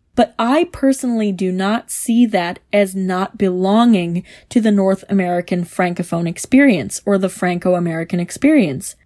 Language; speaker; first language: English; native; English